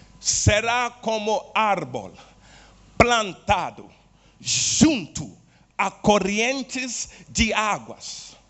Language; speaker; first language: Spanish; non-native, learner; Portuguese